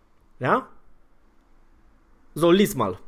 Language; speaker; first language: German; non-native, fluent; Romanian